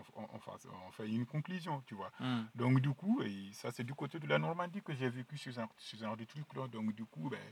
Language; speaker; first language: French; non-native, local second language; Mossi